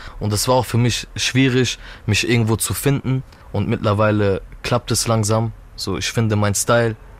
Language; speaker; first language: German; early bilingual, other home language; Turkish